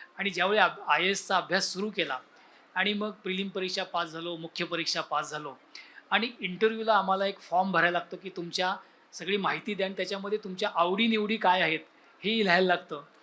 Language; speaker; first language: Marathi; native; Marathi